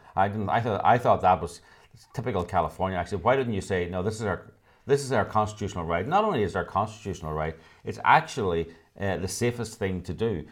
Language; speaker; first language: English; native; English